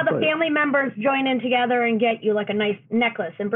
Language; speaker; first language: English; native; English